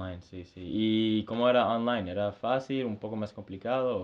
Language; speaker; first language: Spanish; early bilingual, heritage; Spanish